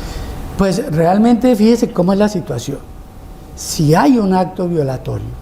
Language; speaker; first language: Spanish; native; Spanish